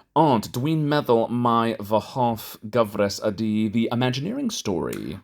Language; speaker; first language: Welsh; non-native, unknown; English